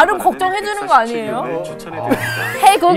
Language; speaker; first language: Korean; non-native, fluent; Thai